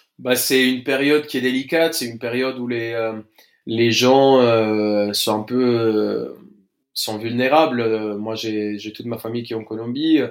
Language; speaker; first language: French; non-native, fluent; Spanish